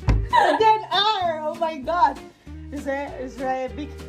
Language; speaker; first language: English; non-native, learner; Indonesian